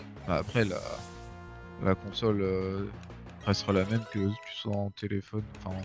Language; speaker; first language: French; native; French